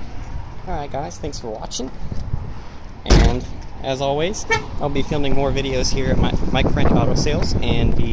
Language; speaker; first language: English; native; English